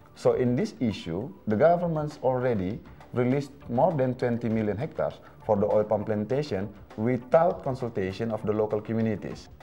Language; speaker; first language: English; non-native, fluent; Indonesian